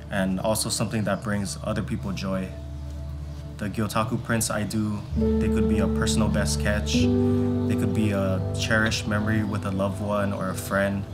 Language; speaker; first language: English; native; English